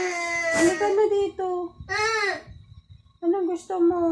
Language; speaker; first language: Filipino; native; Filipino